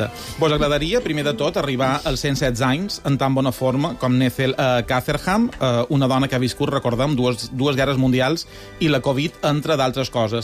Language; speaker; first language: Catalan; native; Catalan